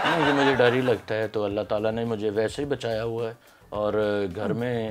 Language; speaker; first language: Urdu; non-native, local second language; Punjabi